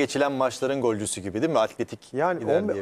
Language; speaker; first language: Turkish; native; Turkish